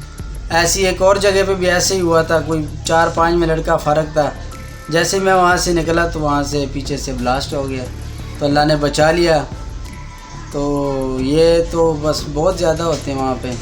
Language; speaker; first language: Hindi; non-native, local second language; Pashto